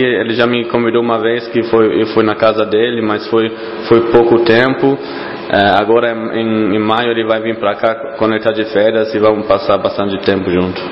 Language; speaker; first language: Portuguese; non-native, fluent; German